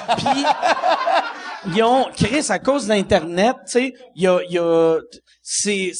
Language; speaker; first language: French; native; French